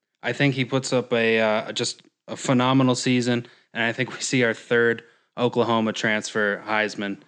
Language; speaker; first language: English; native; English